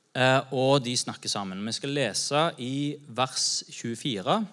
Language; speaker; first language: Norwegian; native; Norwegian